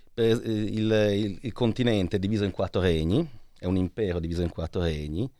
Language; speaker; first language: Italian; native; Italian